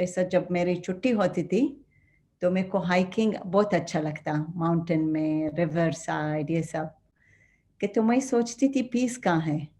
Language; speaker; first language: Hindi; non-native, fluent; Arabic